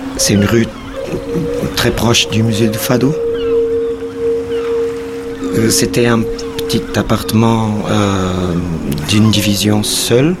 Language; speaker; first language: French; non-native, fluent; Portuguese